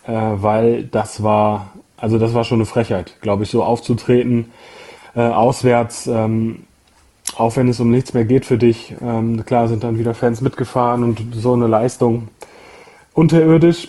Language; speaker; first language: German; native; German